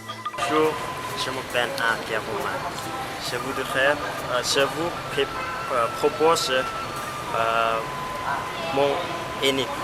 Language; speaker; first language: French; non-native, learner; Lao